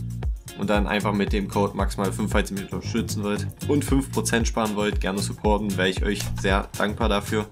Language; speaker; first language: German; native; German